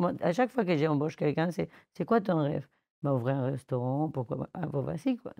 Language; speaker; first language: French; non-native, fluent; Spanish